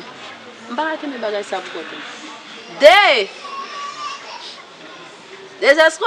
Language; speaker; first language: Haitian Creole; native; Haitian Creole